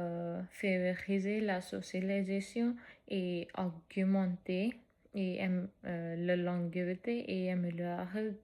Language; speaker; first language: French; non-native, fluent; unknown